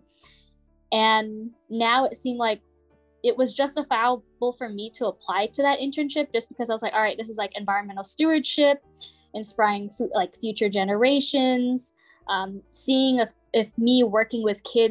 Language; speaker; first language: English; native; English